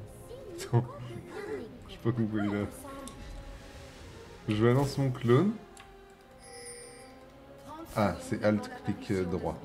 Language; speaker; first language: French; native; French